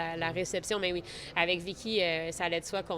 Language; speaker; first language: French; native; French